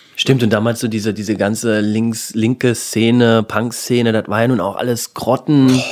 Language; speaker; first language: German; native; German